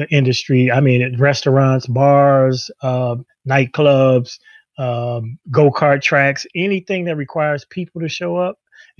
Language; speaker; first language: English; native; English